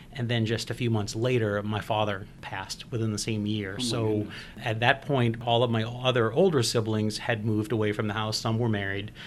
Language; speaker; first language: English; native; English